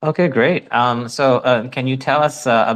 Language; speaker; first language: English; native; English